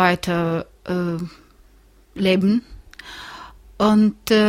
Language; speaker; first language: German; non-native, learner; Russian